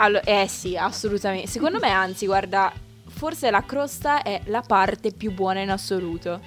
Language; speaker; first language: Italian; native; Italian